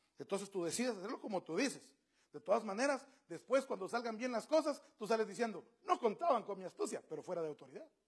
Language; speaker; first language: Spanish; native; Spanish